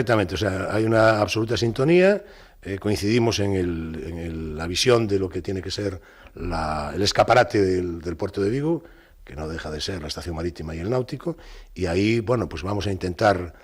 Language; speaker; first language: Spanish; native; Spanish